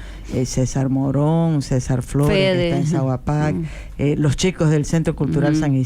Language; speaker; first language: Spanish; native; Spanish